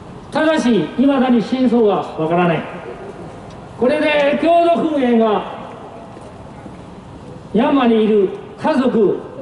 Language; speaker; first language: Japanese; non-native, fluent; Burmese